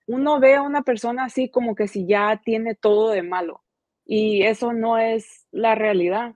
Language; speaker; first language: Spanish; early bilingual, heritage; Spanish